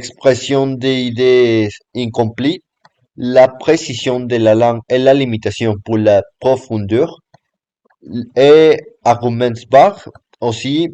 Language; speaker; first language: French; non-native, learner; Spanish